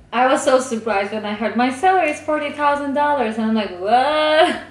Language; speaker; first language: English; non-native, fluent; Turkish